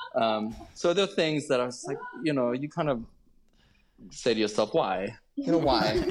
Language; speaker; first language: English; native; English